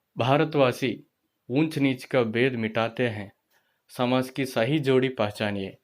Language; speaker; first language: Hindi; non-native, local second language; Telugu